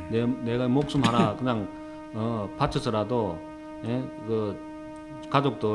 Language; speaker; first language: Korean; native; Korean